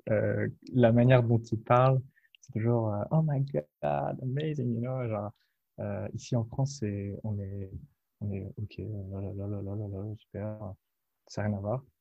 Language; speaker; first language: French; native; French